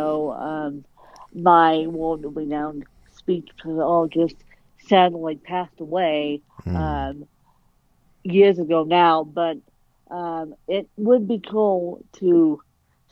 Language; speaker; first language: English; native; English